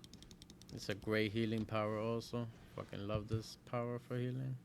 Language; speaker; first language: English; native; English